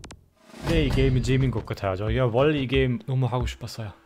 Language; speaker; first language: Korean; non-native, learner; German